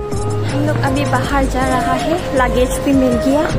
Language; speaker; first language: Hindi; non-native, local second language; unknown